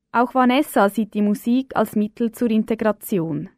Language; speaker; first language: German; native; German